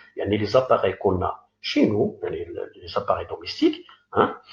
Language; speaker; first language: French; non-native, local second language; Arabic